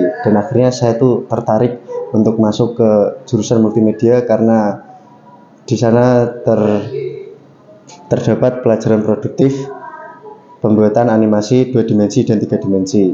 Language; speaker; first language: Indonesian; non-native, local second language; Javanese